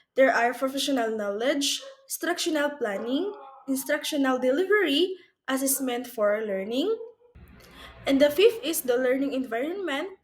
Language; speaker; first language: English; non-native, local second language; Filipino